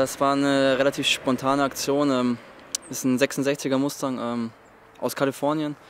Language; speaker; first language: German; native; German